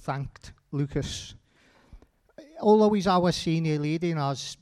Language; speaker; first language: English; native; English